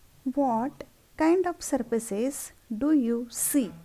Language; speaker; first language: English; non-native, local second language; Marathi